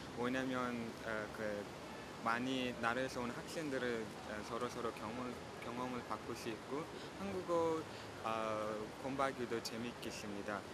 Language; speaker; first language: Korean; non-native, fluent; Uzbek